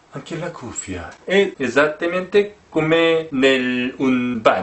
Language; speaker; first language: Italian; non-native, learner; Korean